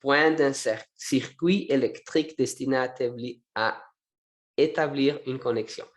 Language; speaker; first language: French; non-native, learner; English